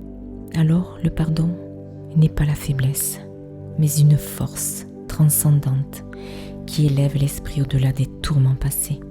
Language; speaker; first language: French; native; French